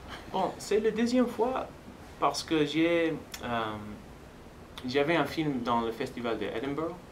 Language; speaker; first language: French; non-native, fluent; Spanish